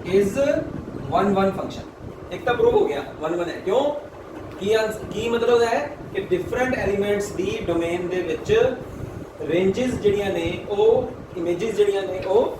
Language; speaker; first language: Hindi; non-native, local second language; Punjabi